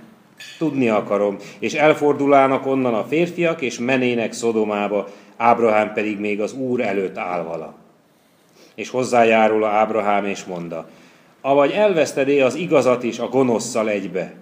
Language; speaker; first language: Hungarian; native; Hungarian